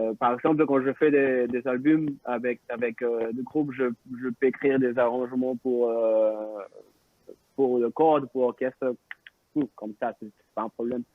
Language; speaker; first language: French; non-native, local second language; Spanish